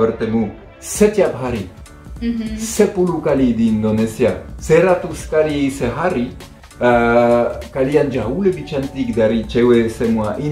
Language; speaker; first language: Indonesian; non-native, fluent; French